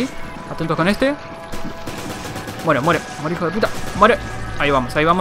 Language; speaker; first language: Spanish; native; Spanish